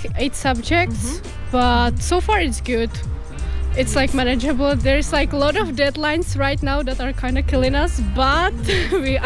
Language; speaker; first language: English; non-native, fluent; Czech